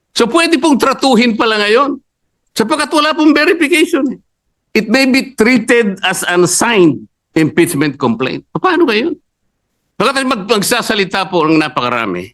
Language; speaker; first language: Filipino; native; Filipino